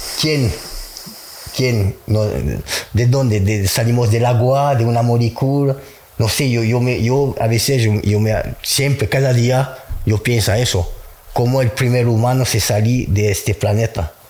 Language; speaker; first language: Spanish; non-native, learner; French